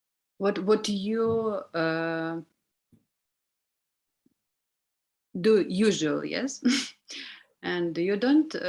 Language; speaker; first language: English; non-native, learner; Ukrainian